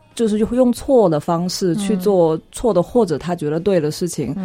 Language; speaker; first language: Chinese; native; Chinese